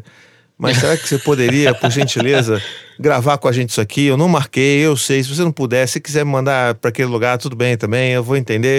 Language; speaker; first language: Portuguese; native; Portuguese